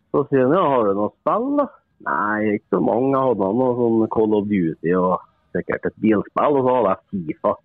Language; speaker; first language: Norwegian; native; Norwegian